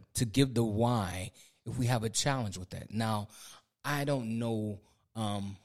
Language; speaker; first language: English; native; English